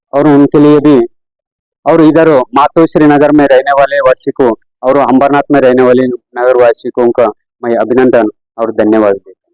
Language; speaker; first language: Hindi; non-native, local second language; Kannada